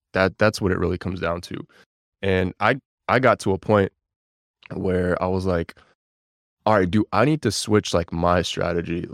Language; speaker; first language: English; early bilingual, other home language; Bulgarian